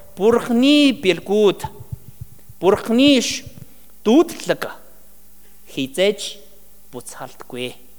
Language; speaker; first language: Mongolian; non-native, learner; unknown